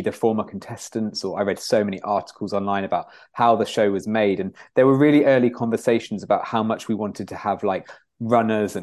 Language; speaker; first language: English; native; English